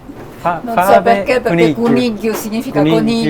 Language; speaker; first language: Italian; native; Italian